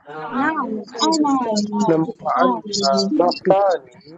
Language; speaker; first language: Arabic; non-native, learner; Bangla